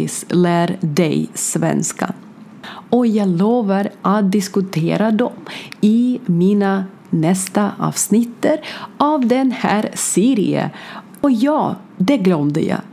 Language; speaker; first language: Swedish; non-native, learner; Ukrainian